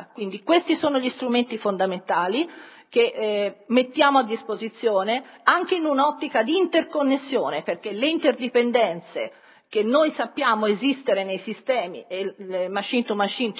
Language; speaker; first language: Italian; native; Italian